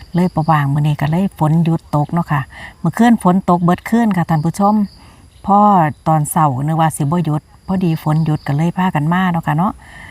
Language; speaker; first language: Thai; native; Thai